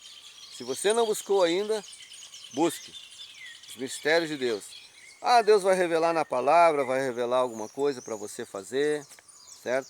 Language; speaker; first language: Portuguese; native; Portuguese